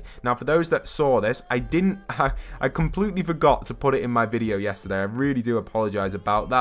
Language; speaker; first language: English; native; English